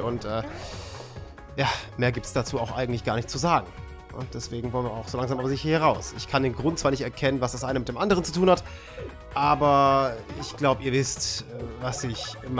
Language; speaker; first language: German; native; German